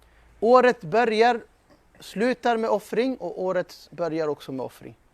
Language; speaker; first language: Swedish; non-native, fluent; Urdu